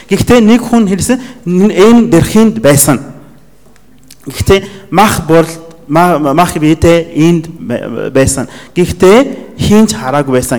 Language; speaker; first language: Mongolian; non-native, fluent; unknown